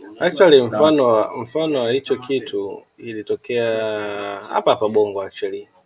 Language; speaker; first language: Swahili; native; Swahili